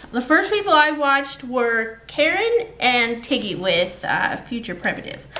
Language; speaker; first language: English; native; English